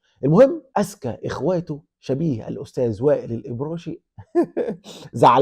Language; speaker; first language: Arabic; native; Arabic